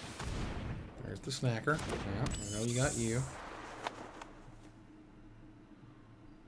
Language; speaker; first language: English; native; English